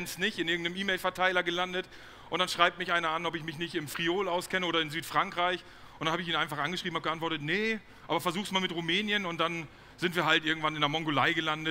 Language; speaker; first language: German; native; German